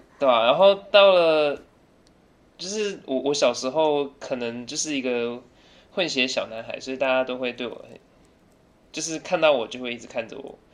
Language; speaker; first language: Chinese; early bilingual, other home language; English